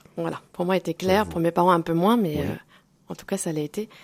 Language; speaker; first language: French; native; French